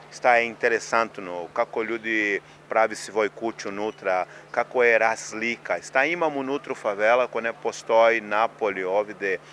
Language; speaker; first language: Serbian; non-native, learner; Portuguese